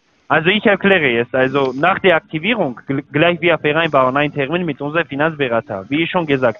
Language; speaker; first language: German; non-native, learner; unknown